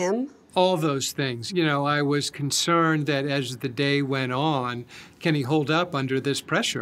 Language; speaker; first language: English; native; English